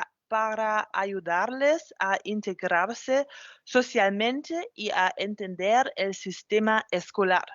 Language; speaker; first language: Spanish; non-native, fluent; German